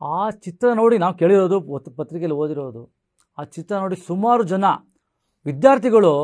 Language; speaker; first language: Kannada; non-native, local second language; Marathi